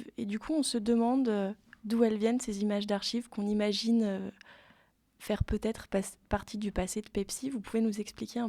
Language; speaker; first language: French; native; French